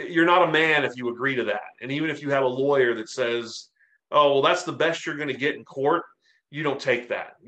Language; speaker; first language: English; native; English